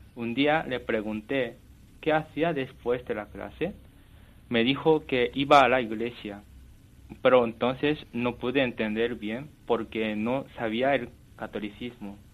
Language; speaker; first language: Spanish; non-native, fluent; Japanese